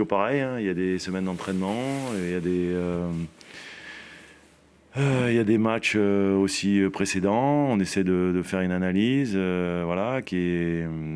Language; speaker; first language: French; native; French